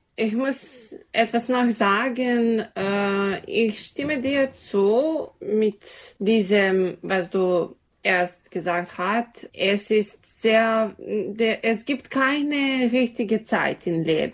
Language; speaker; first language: German; non-native, learner; Serbian